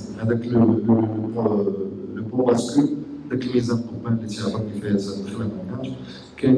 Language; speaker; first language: Arabic; native; Arabic